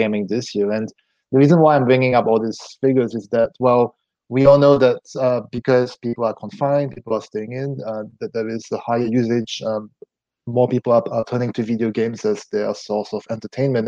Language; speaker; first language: English; non-native, fluent; French